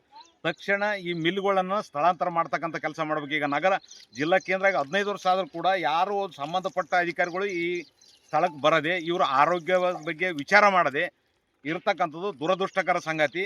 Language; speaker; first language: Kannada; native; Kannada